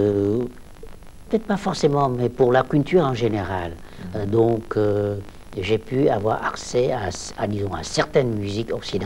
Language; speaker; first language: French; non-native, local second language; Vietnamese